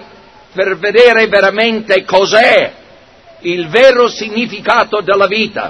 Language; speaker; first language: Italian; non-native, fluent; English